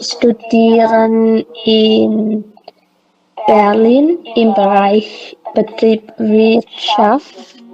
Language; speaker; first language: German; non-native, learner; Indonesian